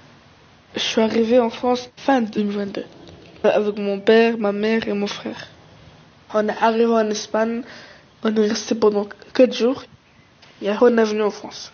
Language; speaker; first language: French; early bilingual, other home language; Arabic